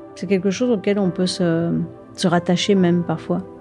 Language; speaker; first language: French; native; French